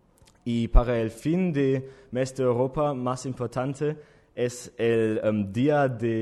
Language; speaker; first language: Spanish; non-native, learner; German